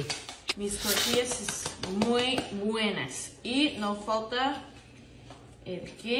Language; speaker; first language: Spanish; non-native, learner; English